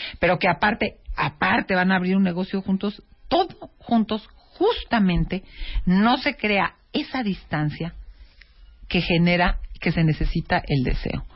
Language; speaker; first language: Spanish; native; Spanish